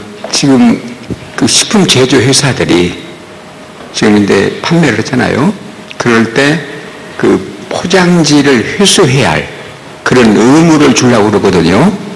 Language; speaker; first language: Korean; native; Korean